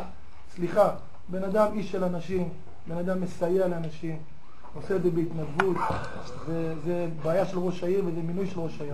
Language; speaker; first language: Hebrew; native; Hebrew